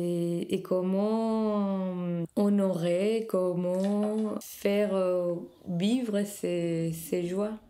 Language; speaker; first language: French; non-native, fluent; Spanish